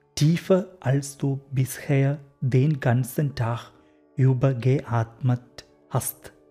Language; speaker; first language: German; non-native, learner; Malayalam